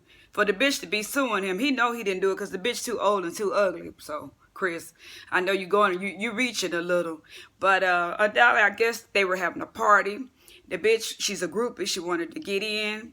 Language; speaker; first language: English; native; English